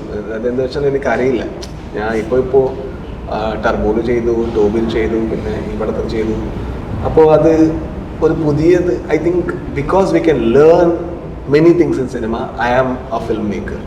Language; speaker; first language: Malayalam; non-native, learner; Kannada